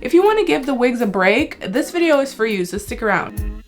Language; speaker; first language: English; native; English